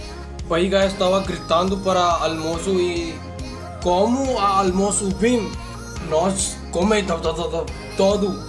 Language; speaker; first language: Portuguese; non-native, learner; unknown